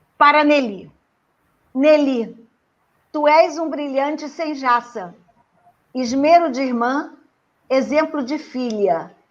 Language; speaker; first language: Portuguese; native; Portuguese